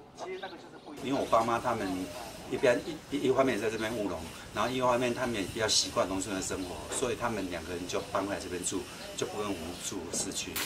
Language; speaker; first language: Chinese; native; Chinese